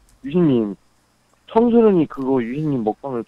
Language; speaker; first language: Korean; native; Korean